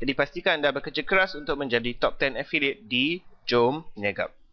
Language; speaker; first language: Malay; native; Malay